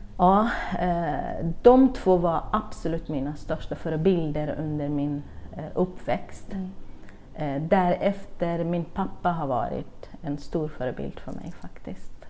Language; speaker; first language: Swedish; non-native, fluent; Kurdish